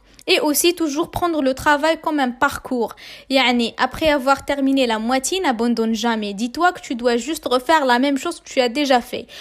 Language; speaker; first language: French; non-native, local second language; Arabic